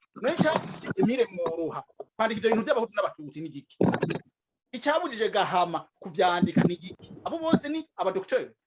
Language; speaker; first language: Rundi; native; Rundi